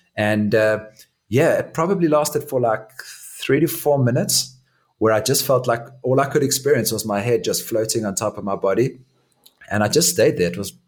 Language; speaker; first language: English; native; English